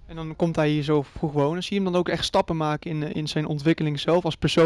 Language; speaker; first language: Dutch; native; Dutch